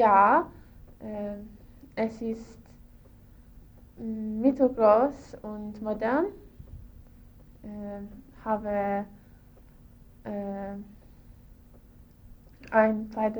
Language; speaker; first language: German; non-native, learner; English